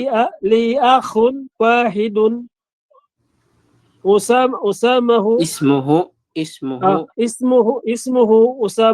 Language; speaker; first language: Arabic; non-native, learner; Filipino